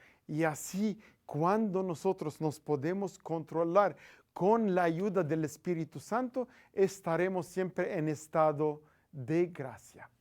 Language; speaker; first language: Spanish; non-native, fluent; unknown